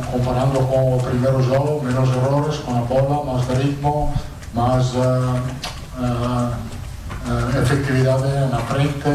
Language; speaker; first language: Portuguese; non-native, fluent; Italian